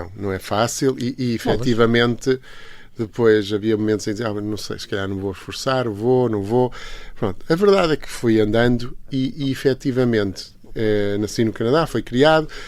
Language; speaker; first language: Portuguese; early bilingual, heritage; Portuguese